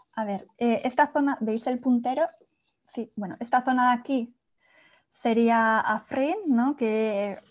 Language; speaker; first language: Spanish; native; Spanish